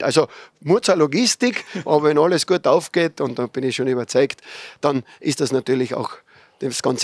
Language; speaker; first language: German; native; German